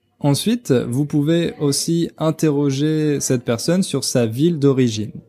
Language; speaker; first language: French; native; French